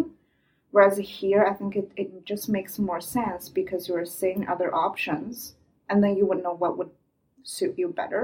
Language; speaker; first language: English; non-native, fluent; Chinese